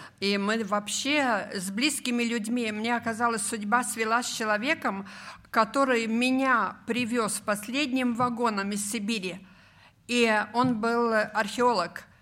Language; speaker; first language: Russian; non-native, local second language; Latvian